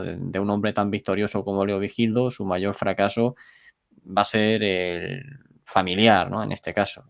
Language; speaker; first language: Spanish; native; Spanish